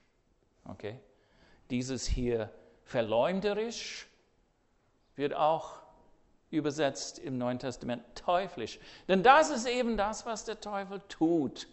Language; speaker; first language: German; non-native, fluent; English